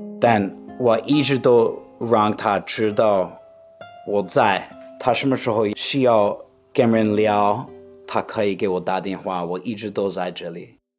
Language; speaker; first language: Chinese; non-native, fluent; English